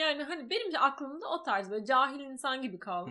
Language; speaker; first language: Turkish; native; Turkish